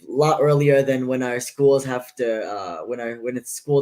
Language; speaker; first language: English; native; English